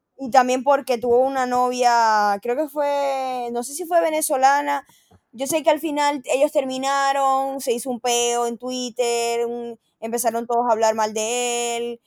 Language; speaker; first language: Spanish; native; Spanish